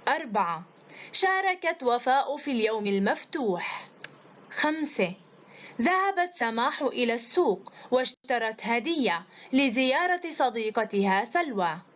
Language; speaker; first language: Arabic; native; Arabic